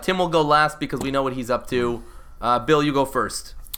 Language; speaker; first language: English; native; English